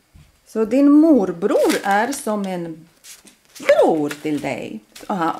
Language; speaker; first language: Swedish; non-native, fluent; Latvian